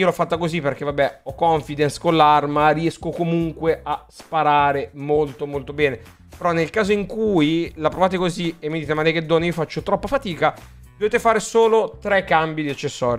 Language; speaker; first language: Italian; native; Italian